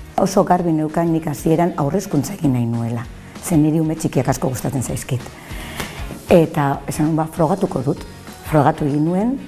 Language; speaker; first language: Basque; non-native, local second language; Spanish